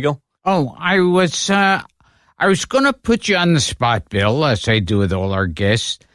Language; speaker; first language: English; native; English